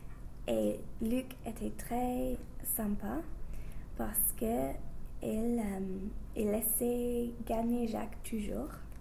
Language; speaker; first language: French; non-native, fluent; English